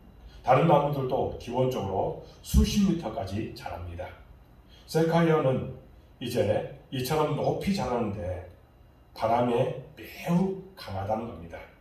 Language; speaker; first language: Korean; native; Korean